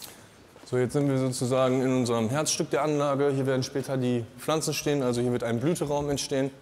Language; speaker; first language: German; native; German